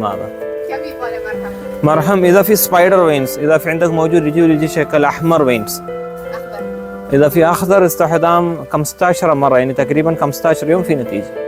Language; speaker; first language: Arabic; non-native, learner; Malayalam